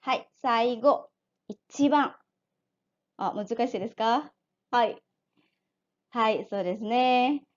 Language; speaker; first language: Japanese; non-native, fluent; Indonesian